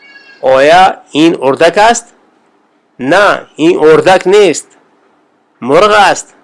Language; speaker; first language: Persian; non-native, fluent; Urdu